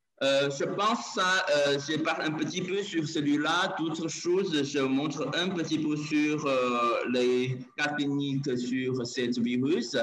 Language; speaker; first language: French; non-native, learner; Chinese